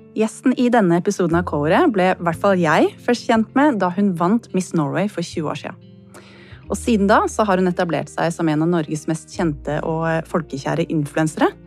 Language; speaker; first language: Norwegian; native; Norwegian